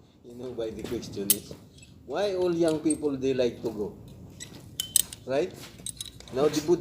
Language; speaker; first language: English; non-native, local second language; Filipino